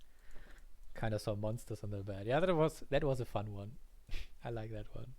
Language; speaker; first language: English; non-native, fluent; German